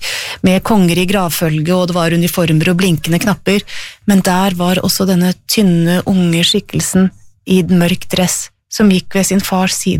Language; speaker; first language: Norwegian; native; Norwegian